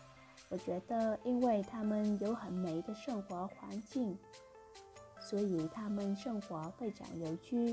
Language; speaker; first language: Chinese; non-native, fluent; Vietnamese